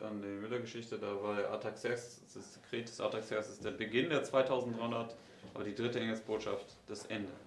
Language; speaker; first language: German; native; German